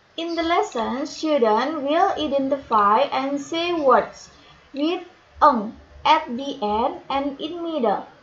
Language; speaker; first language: English; non-native, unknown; Indonesian